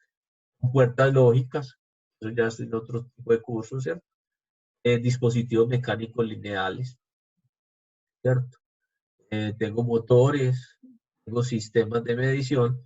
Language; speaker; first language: Spanish; native; Spanish